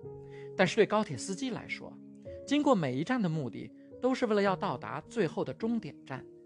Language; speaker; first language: Chinese; native; Chinese